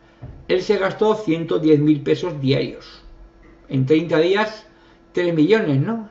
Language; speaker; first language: Spanish; native; Spanish